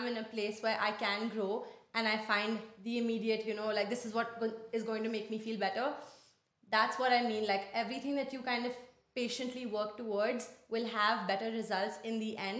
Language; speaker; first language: English; non-native, local second language; Hindi